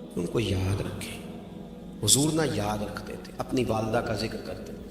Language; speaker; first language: Urdu; non-native, local second language; Punjabi